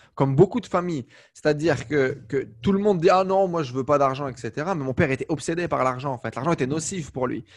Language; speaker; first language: French; native; French